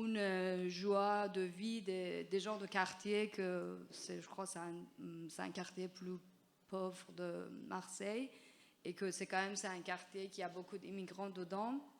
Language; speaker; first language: French; non-native, fluent; Persian